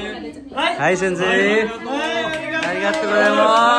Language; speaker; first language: Japanese; non-native, learner; Nepali